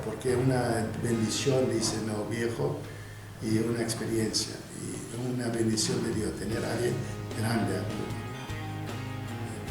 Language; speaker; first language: Spanish; non-native, fluent; Arabic